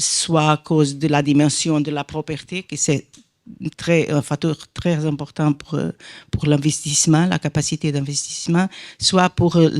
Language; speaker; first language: French; non-native, fluent; Portuguese